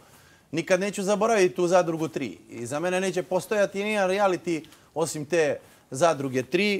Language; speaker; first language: Serbian; native; Serbian